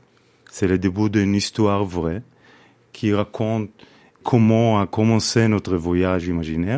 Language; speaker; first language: French; non-native, fluent; Hebrew